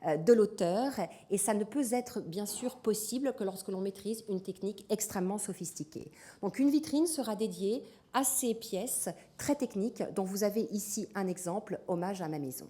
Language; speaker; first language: French; native; French